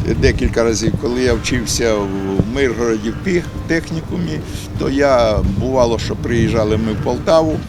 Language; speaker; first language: Ukrainian; native; Ukrainian